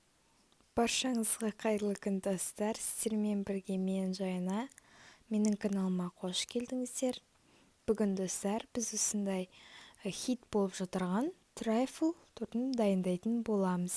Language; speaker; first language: Kazakh; native; Kazakh